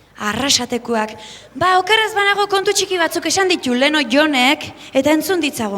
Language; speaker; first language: Basque; native; Basque